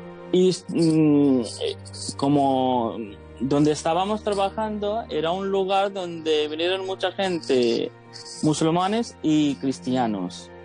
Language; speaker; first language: Spanish; non-native, fluent; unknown